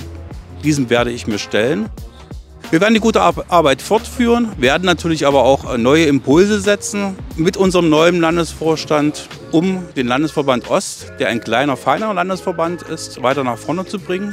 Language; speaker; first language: German; native; German